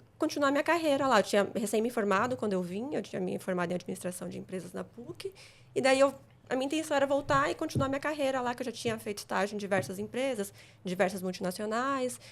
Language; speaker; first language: Portuguese; native; Portuguese